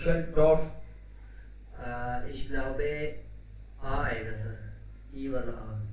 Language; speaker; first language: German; non-native, learner; Hindi